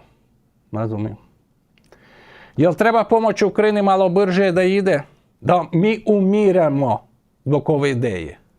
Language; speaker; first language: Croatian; non-native, fluent; Ukrainian